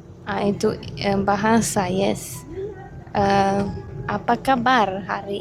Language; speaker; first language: Indonesian; non-native, learner; Czech